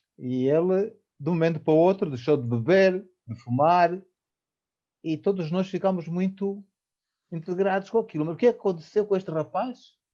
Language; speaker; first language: Portuguese; native; Portuguese